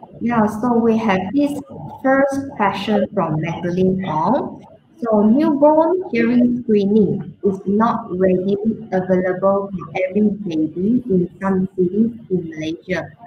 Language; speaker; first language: English; non-native, local second language; Chinese